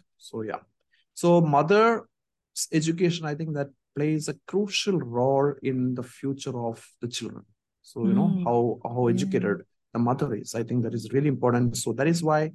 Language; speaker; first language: English; non-native, local second language; Malayalam